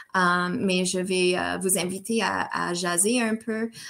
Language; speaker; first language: French; non-native, fluent; English